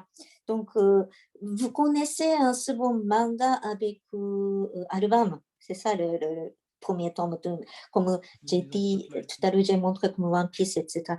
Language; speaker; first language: French; non-native, learner; Japanese